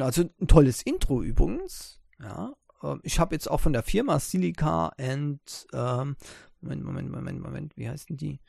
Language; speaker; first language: German; native; German